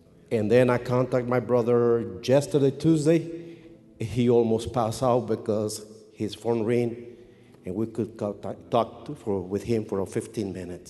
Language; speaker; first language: English; non-native, fluent; Spanish